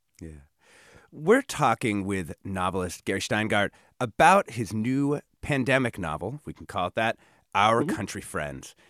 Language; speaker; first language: English; native; English